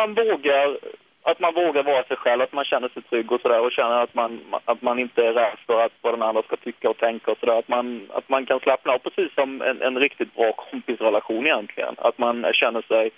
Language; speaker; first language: Swedish; native; Swedish